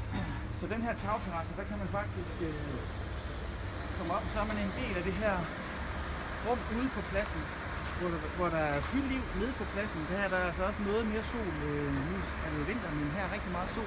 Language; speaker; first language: Danish; native; Danish